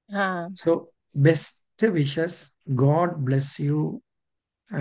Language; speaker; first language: English; non-native, local second language; Telugu